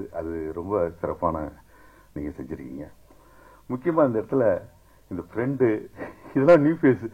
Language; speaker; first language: Tamil; native; Tamil